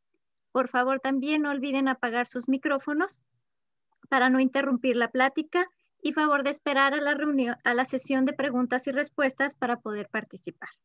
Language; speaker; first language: Spanish; native; Spanish